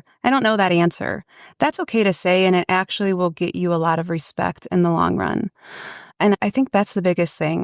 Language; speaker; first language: English; native; English